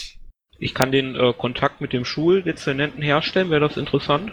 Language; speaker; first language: German; native; German